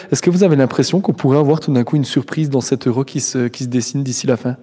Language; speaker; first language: French; native; French